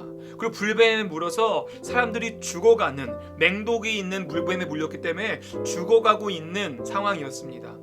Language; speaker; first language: Korean; native; Korean